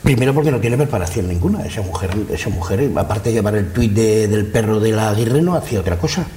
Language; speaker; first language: Spanish; non-native, local second language; Catalan